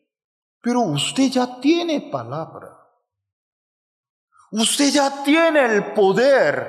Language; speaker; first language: Spanish; non-native, fluent; Korean